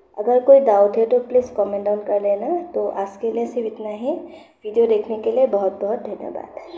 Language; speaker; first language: Hindi; non-native, local second language; Assamese